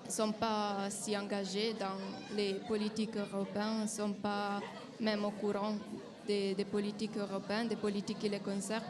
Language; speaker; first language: French; non-native, fluent; Italian